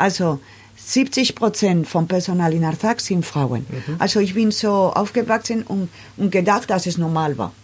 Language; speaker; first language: German; non-native, learner; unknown